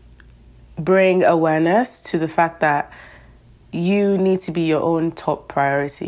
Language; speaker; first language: English; non-native, local second language; Yoruba